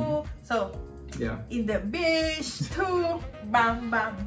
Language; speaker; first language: English; non-native, learner; Spanish